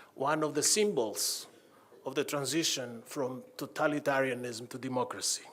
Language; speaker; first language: English; non-native, fluent; Greek